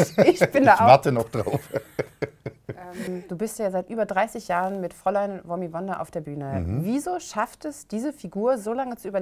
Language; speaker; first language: German; native; German